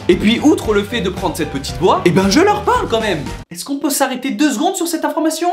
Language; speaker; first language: French; native; French